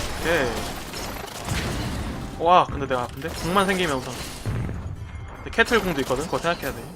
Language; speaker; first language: Korean; native; Korean